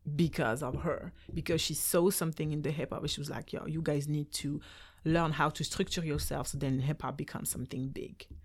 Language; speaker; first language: English; non-native, fluent; French